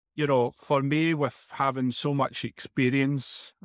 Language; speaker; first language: English; native; English